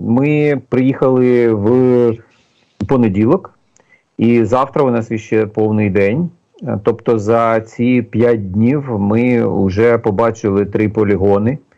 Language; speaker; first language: Ukrainian; native; Ukrainian